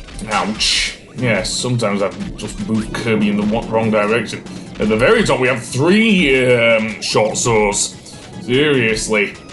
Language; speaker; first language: English; native; English